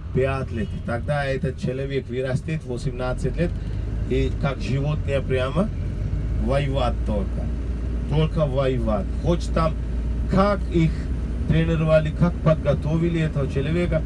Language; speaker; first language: Russian; non-native, learner; Sinhala